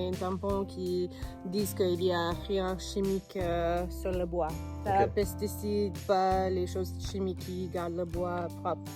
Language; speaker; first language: French; non-native, fluent; English